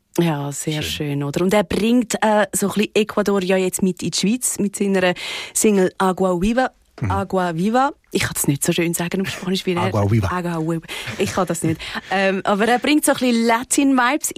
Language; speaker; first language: German; native; German